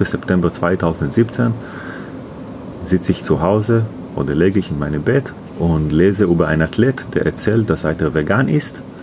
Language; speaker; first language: German; non-native, learner; Hebrew